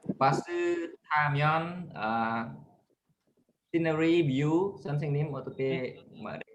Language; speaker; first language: Korean; non-native, learner; Khmer